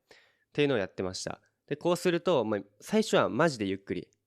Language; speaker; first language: Japanese; native; Japanese